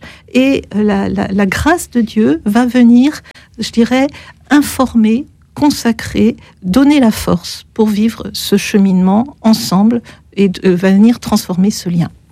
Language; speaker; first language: French; native; French